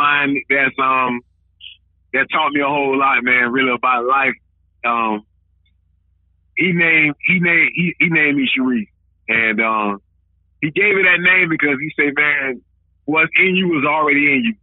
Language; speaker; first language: English; native; English